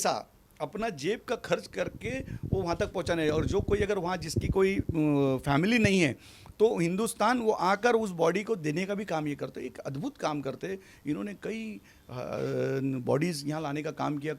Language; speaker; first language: Hindi; native; Hindi